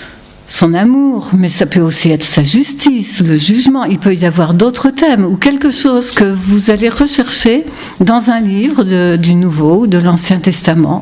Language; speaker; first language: French; native; French